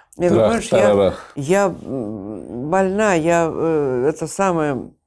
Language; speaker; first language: Russian; native; Russian